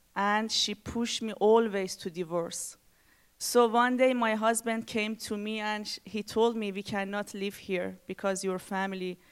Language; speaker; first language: English; non-native, learner; Persian